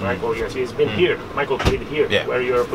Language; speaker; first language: English; non-native, fluent; Italian